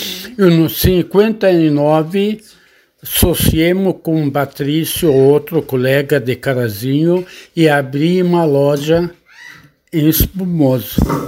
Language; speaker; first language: Portuguese; non-native, learner; Arabic